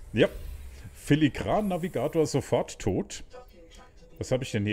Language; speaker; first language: German; native; German